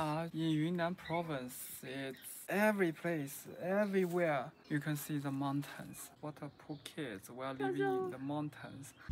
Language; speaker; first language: English; non-native, fluent; Chinese